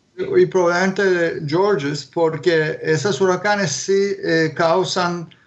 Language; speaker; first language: Spanish; non-native, fluent; Turkish